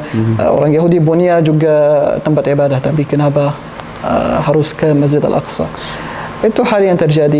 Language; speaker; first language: Indonesian; non-native, learner; Arabic